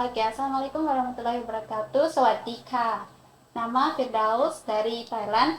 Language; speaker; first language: Indonesian; non-native, fluent; Pattani Malay